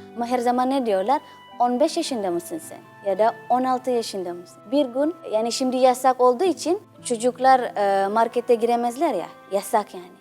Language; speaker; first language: Turkish; non-native, fluent; Indonesian